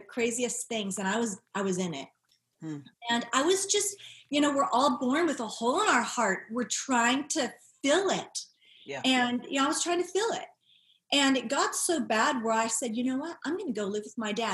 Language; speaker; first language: English; native; English